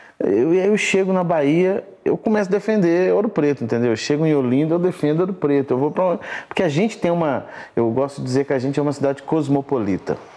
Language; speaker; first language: Portuguese; native; Portuguese